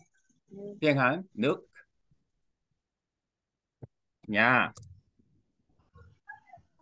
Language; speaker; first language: Vietnamese; non-native, learner; Korean